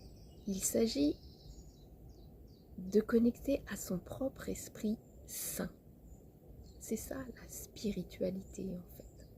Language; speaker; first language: French; native; French